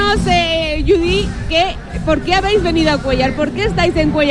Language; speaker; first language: Spanish; native; Spanish